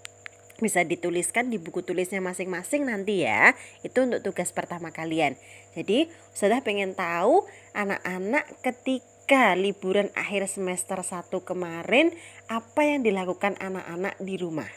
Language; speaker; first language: Indonesian; native; Indonesian